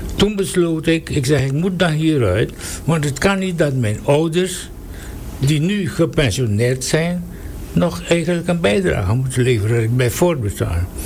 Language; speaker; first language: Dutch; native; Dutch